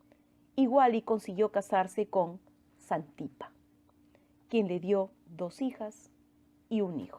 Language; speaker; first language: Spanish; native; Spanish